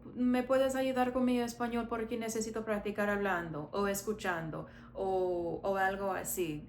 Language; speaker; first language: Spanish; non-native, fluent; English